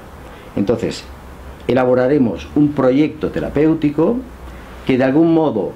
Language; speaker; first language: Spanish; native; Spanish